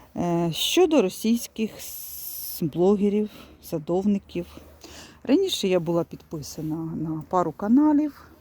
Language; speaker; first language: Ukrainian; native; Ukrainian